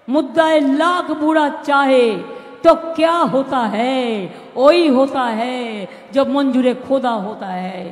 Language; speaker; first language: Hindi; non-native, local second language; Bangla